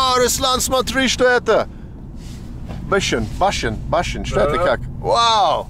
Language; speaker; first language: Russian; non-native, learner; English